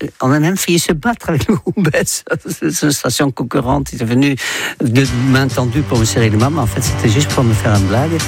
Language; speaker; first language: French; non-native, fluent; Dutch